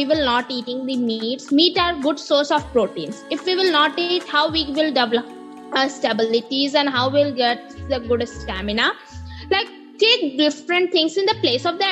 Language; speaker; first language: English; non-native, local second language; Hindi